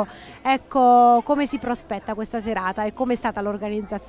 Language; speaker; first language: Italian; native; Italian